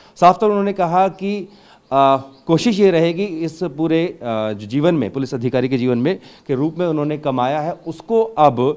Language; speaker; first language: Hindi; native; Hindi